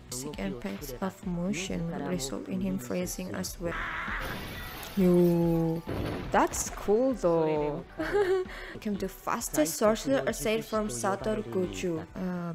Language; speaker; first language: English; non-native, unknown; Indonesian